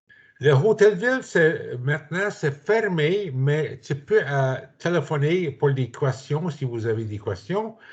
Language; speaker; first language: French; non-native, learner; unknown